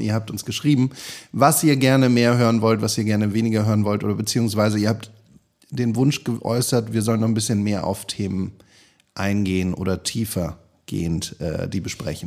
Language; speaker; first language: German; native; German